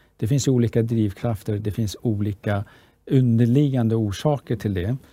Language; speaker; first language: Swedish; early bilingual, other home language; Persian